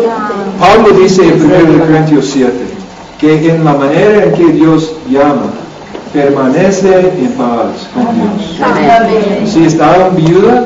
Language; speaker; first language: Spanish; non-native, learner; English